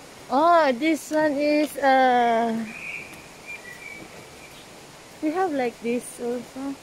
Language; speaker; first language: English; non-native, learner; Filipino